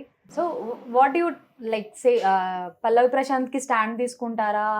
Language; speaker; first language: Telugu; native; Telugu